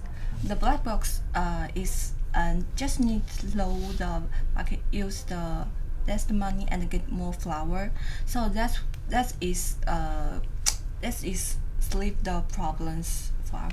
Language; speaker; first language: English; non-native, learner; Chinese